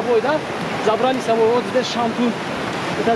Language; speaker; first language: Russian; non-native, learner; Tajik